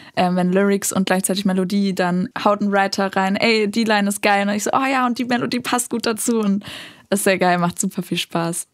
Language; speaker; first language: German; native; German